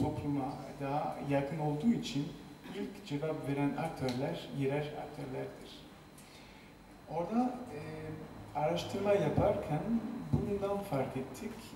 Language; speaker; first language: Turkish; non-native, fluent; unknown